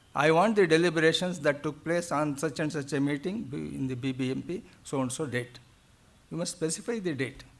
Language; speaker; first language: English; non-native, local second language; Kannada